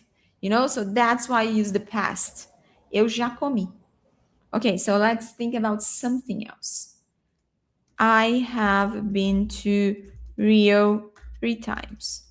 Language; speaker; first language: English; non-native, fluent; Portuguese